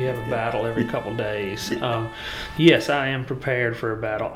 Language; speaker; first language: English; native; English